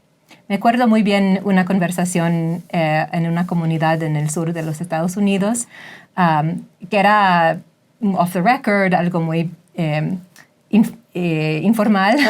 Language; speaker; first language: Spanish; non-native, fluent; English